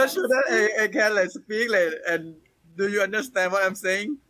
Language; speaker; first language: English; non-native, learner; Thai